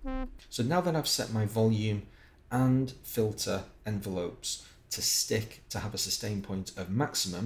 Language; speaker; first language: English; native; English